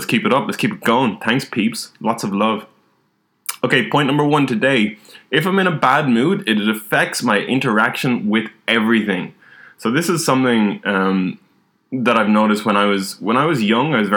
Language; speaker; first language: English; native; English